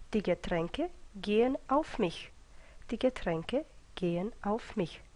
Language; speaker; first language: German; non-native, fluent; Romanian